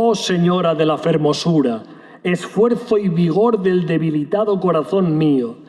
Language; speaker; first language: Spanish; native; Spanish